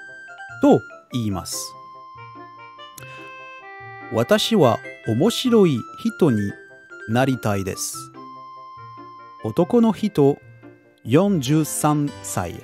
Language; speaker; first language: Japanese; non-native, learner; French